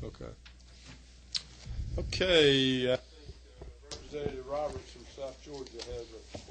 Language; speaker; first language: English; native; English